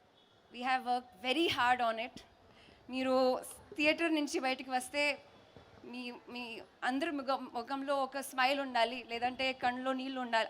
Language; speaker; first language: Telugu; non-native, fluent; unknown